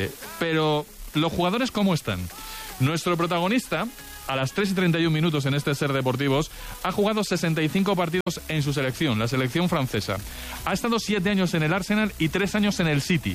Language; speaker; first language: Spanish; native; Spanish